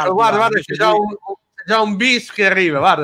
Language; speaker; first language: Italian; native; Italian